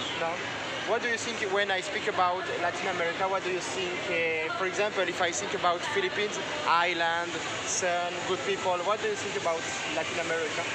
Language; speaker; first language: English; non-native, learner; French